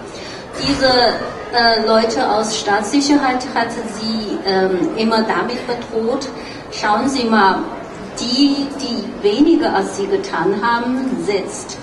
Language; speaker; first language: German; non-native, fluent; Chinese